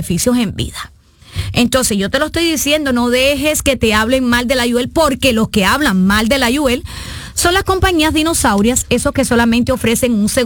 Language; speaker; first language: Spanish; native; Spanish